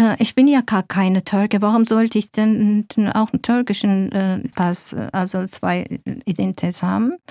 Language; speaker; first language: German; non-native, fluent; Zaza